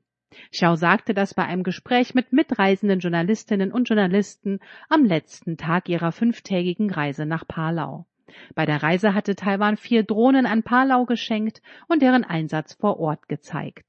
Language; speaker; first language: German; native; German